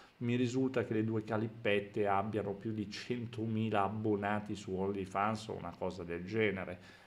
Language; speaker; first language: Italian; native; Italian